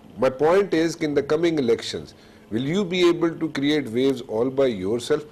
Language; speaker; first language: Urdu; native; Urdu